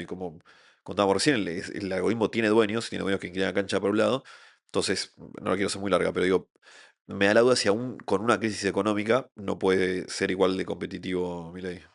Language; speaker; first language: Spanish; native; Spanish